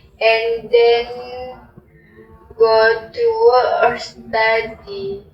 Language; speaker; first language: English; non-native, local second language; Malay